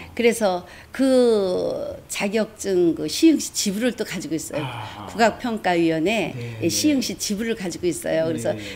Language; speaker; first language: Korean; native; Korean